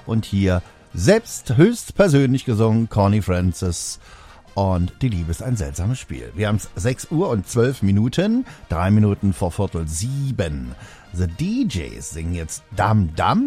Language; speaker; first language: German; native; German